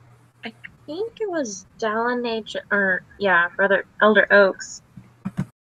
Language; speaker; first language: English; native; English